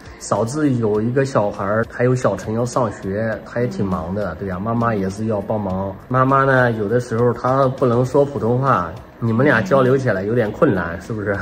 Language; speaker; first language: Chinese; native; Chinese